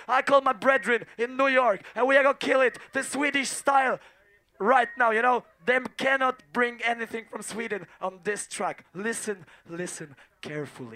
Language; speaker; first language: English; non-native, fluent; Polish